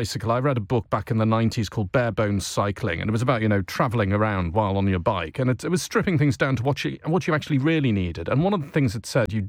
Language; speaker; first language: English; native; English